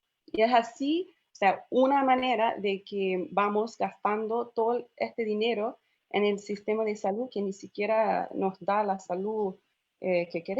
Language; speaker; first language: Spanish; non-native, fluent; English